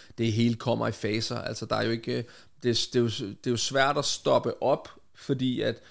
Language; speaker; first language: Danish; native; Danish